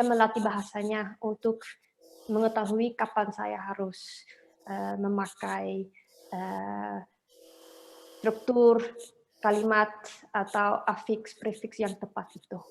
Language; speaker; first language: Indonesian; non-native, learner; Dutch